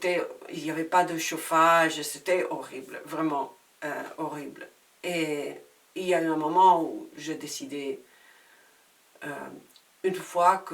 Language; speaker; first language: French; non-native, fluent; Spanish